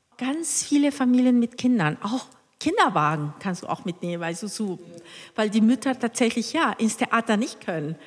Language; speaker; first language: German; non-native, fluent; Spanish